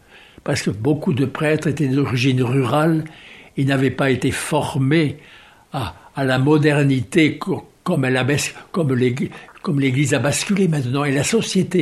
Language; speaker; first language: French; native; French